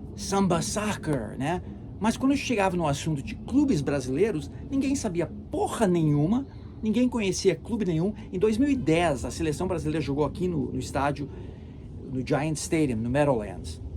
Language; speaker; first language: Portuguese; early bilingual, heritage; Portuguese